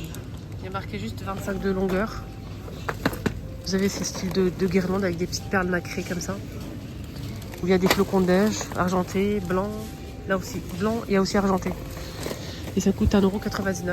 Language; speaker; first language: French; native; French